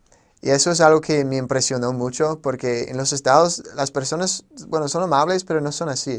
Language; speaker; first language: Spanish; non-native, fluent; English